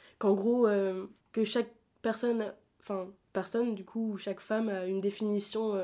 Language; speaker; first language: French; native; French